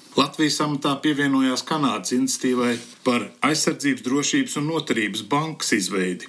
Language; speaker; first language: Latvian; early bilingual, heritage; Latvian